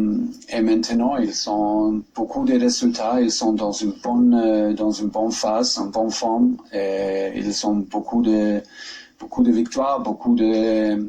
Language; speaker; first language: French; non-native, learner; German